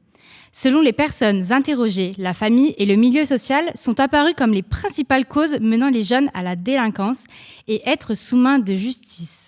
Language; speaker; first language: French; native; French